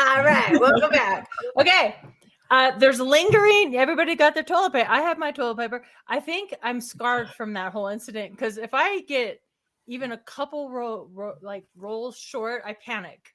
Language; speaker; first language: English; native; English